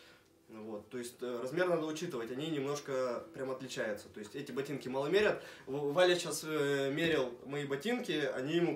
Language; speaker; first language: Russian; native; Russian